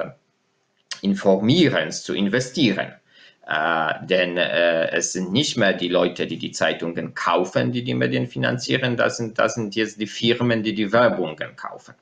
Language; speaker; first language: German; non-native, fluent; Polish